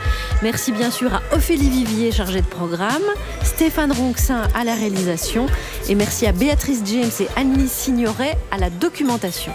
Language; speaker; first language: French; native; French